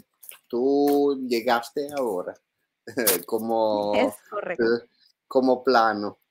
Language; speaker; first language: Spanish; non-native, learner; Italian